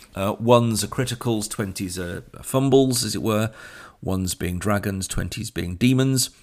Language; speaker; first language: English; native; English